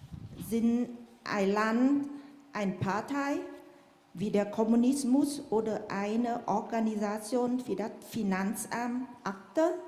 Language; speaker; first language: German; non-native, fluent; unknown